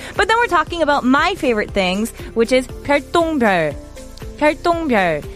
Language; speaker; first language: English; native; English